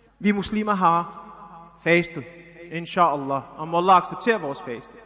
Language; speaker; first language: Danish; early bilingual, other home language; Arabic